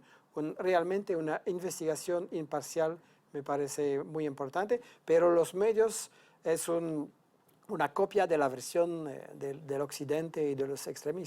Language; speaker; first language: Spanish; non-native, fluent; French